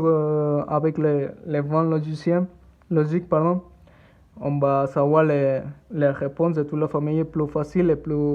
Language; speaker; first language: French; non-native, learner; Spanish